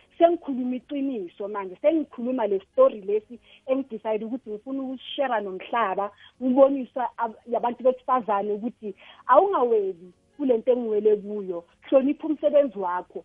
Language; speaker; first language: Zulu; non-native, local second language; Northern Sotho